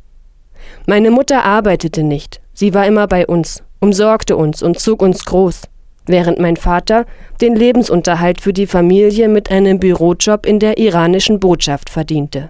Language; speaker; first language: German; non-native, fluent; Persian